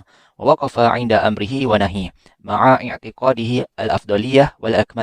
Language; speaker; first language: Arabic; non-native, learner; Malay